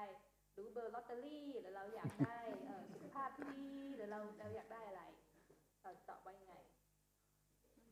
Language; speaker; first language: Thai; native; Thai